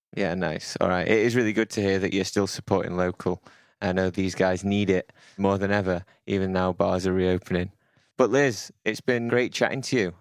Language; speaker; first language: English; native; English